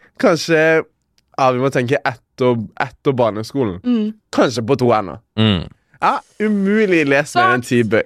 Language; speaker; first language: Norwegian; early bilingual, other home language; Persian